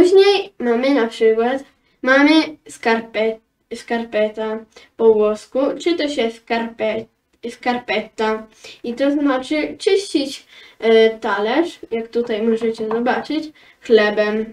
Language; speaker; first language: Polish; early bilingual, heritage; Polish